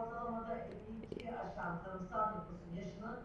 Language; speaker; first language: Turkish; native; Turkish